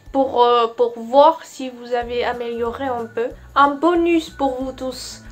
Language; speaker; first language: French; non-native, fluent; Vietnamese